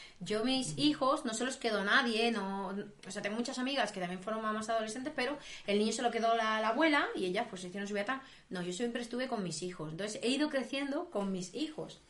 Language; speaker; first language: Spanish; native; Spanish